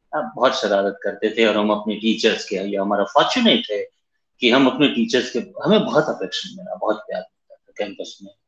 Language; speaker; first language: Hindi; native; Hindi